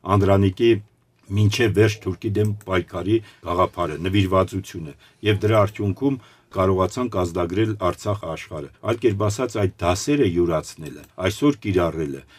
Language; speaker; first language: Armenian; native; Armenian